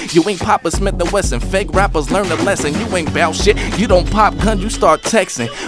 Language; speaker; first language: English; native; English